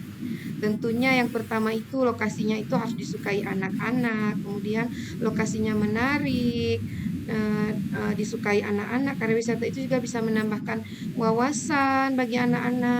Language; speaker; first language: Indonesian; native; Indonesian